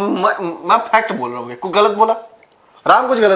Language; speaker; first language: Hindi; native; Hindi